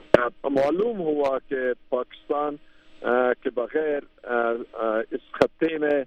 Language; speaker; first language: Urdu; non-native, fluent; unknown